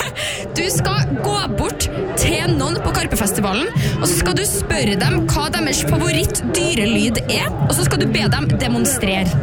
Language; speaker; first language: Norwegian; native; Norwegian